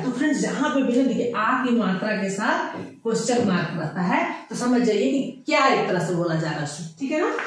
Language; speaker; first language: Hindi; native; Hindi